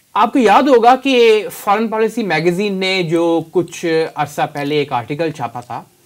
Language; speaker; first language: Hindi; native; Hindi